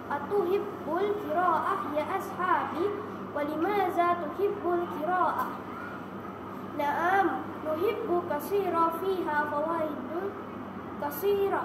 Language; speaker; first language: Arabic; non-native, learner; Malay